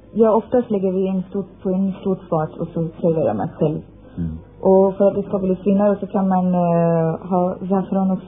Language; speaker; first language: Swedish; non-native, fluent; Persian